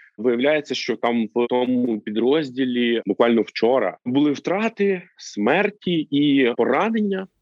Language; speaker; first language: Ukrainian; native; Ukrainian